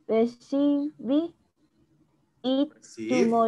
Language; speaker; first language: English; non-native, learner; Spanish